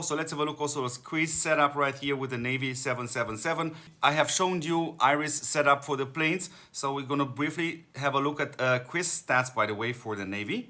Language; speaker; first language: English; non-native, fluent; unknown